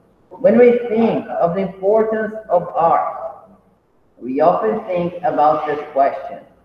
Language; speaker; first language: English; non-native, fluent; Portuguese